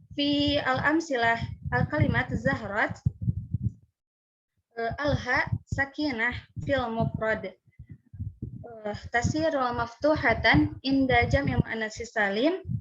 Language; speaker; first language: Arabic; non-native, learner; Indonesian